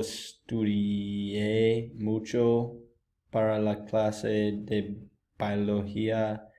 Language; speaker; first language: Spanish; non-native, learner; English